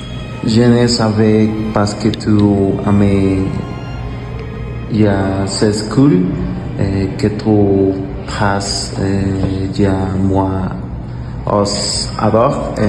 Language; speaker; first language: French; non-native, learner; Spanish